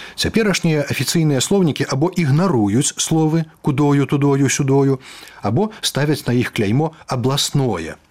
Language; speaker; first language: Belarusian; native; Belarusian